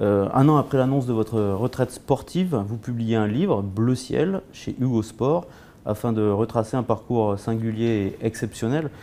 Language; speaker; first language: French; native; French